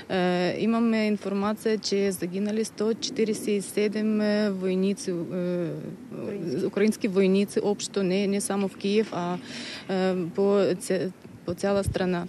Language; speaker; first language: Bulgarian; non-native, learner; Ukrainian